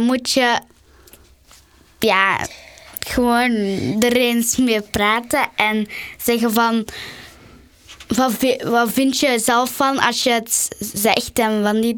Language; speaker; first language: Dutch; early bilingual, other home language; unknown